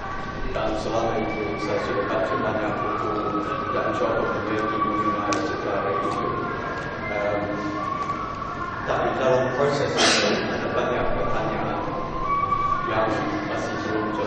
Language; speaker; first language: Indonesian; non-native, fluent; English